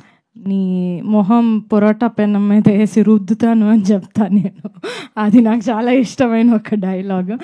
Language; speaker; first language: Telugu; non-native, fluent; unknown